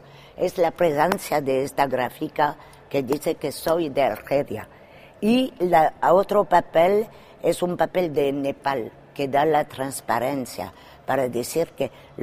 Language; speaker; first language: Spanish; non-native, fluent; French